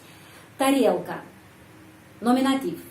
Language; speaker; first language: Russian; non-native, fluent; Indonesian